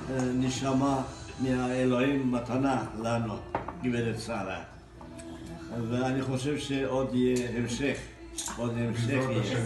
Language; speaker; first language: Hebrew; non-native, fluent; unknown